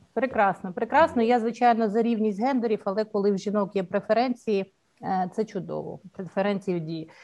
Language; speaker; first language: Ukrainian; native; Ukrainian